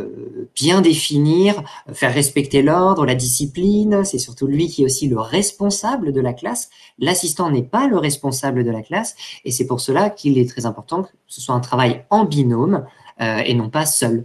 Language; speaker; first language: French; native; French